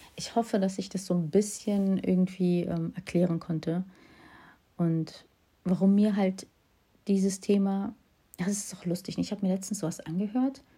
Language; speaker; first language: German; early bilingual, other home language; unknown